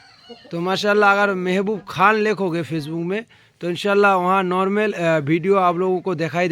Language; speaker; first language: Hindi; non-native, local second language; Bangla